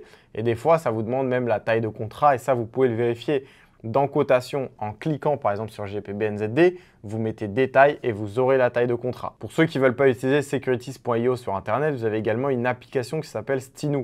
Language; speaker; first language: French; native; French